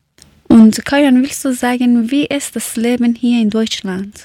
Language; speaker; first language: German; non-native, learner; Persian